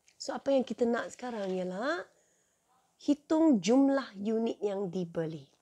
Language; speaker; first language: Malay; non-native, local second language; Chinese